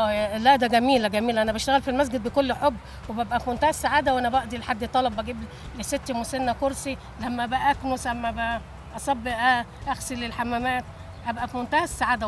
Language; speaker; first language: Arabic; native; Arabic